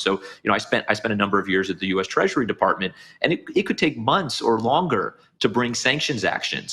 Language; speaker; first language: English; native; English